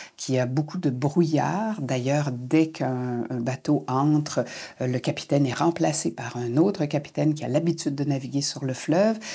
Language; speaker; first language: French; native; French